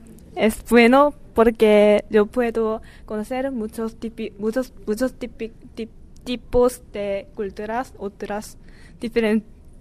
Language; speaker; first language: Spanish; non-native, learner; Korean